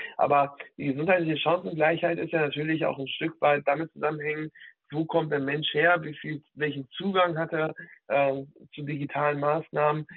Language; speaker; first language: German; native; German